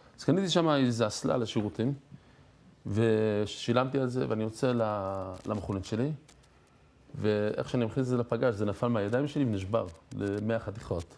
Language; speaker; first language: Hebrew; non-native, fluent; English